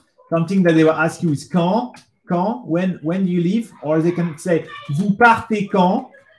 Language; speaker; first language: English; non-native, fluent; French